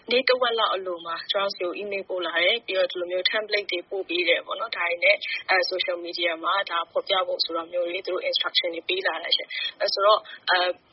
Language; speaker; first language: Burmese; non-native, local second language; Kachin